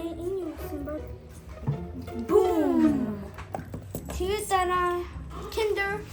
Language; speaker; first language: Mongolian; early bilingual, heritage; Mongolian